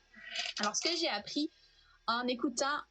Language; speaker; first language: French; native; French